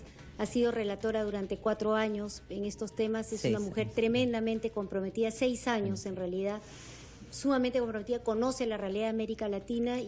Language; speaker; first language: Spanish; native; Spanish